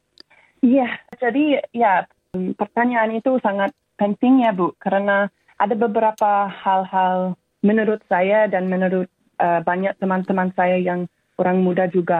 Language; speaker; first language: Indonesian; non-native, fluent; English